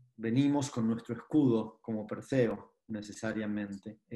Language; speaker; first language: Spanish; native; Spanish